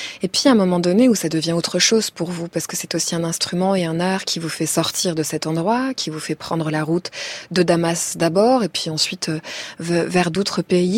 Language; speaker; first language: French; native; French